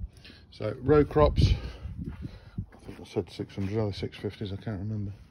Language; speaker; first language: English; native; English